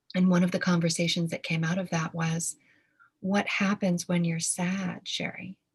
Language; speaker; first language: English; native; English